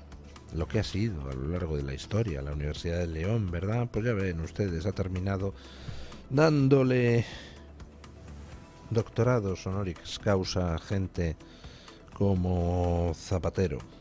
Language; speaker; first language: Spanish; native; Spanish